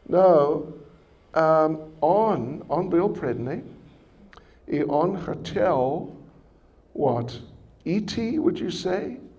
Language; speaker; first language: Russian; non-native, learner; English